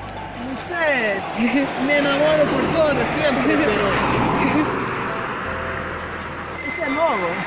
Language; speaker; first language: Spanish; early bilingual, heritage; Spanish